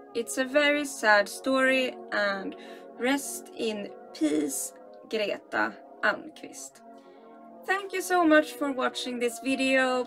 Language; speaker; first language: English; non-native, fluent; Swedish